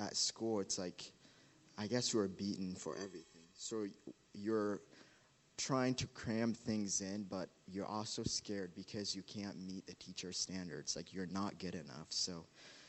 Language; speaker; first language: English; non-native, local second language; Ganda